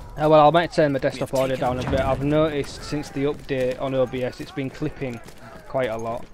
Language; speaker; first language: English; native; English